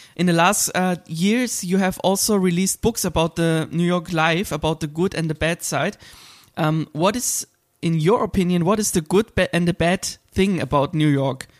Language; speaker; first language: English; non-native, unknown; German